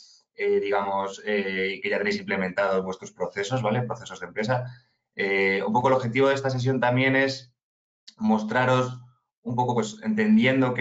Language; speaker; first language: Spanish; native; Spanish